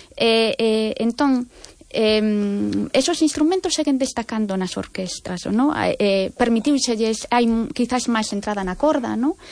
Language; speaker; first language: Galician; non-native, local second language; Spanish